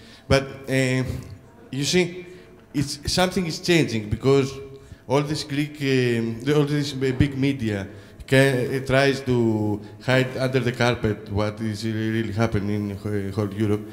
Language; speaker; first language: English; non-native, fluent; Greek